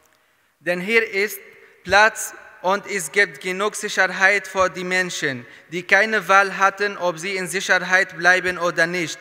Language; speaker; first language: German; non-native, fluent; Arabic